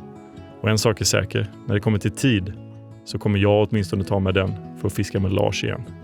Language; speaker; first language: Swedish; native; Swedish